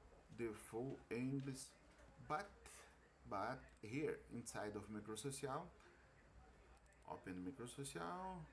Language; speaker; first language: English; non-native, learner; Portuguese